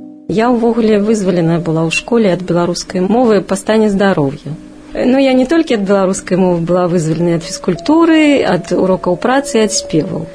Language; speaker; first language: Belarusian; non-native, local second language; Russian